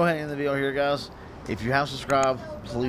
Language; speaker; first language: English; native; English